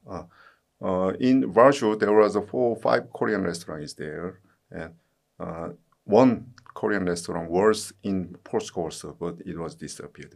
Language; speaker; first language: English; non-native, learner; Korean